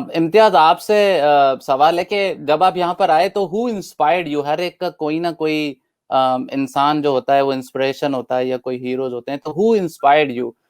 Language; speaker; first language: Urdu; native; Urdu